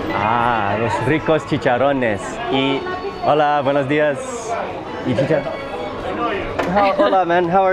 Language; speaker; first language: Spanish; non-native, learner; English